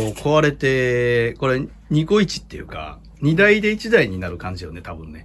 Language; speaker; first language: Japanese; native; Japanese